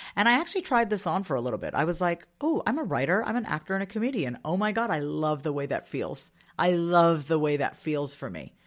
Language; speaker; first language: English; early bilingual, other home language; Hindi